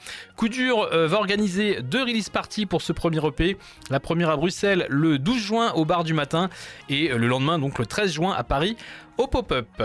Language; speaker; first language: French; native; French